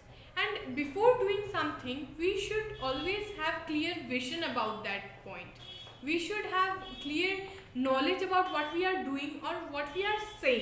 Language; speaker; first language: English; non-native, local second language; Bangla